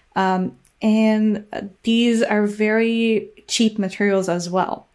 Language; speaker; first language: English; non-native, fluent; Portuguese